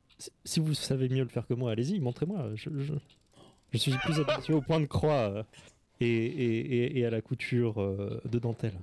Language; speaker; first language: French; native; French